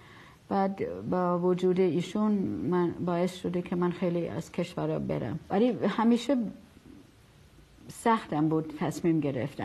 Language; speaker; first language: Persian; non-native, fluent; German